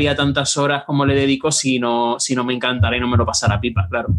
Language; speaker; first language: Spanish; native; Spanish